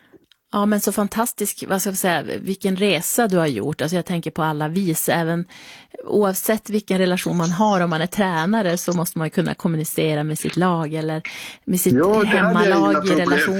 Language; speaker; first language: Swedish; native; Swedish